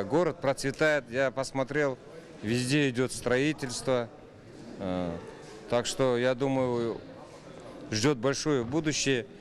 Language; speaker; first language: Russian; non-native, local second language; Kazakh